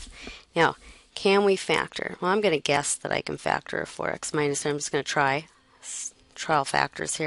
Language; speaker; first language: English; native; English